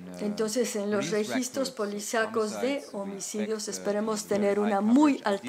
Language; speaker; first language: Spanish; non-native, learner; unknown